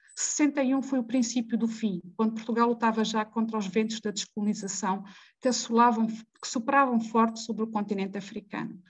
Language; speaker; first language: Portuguese; native; Portuguese